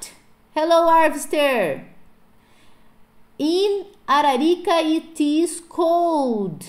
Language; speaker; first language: English; non-native, fluent; Portuguese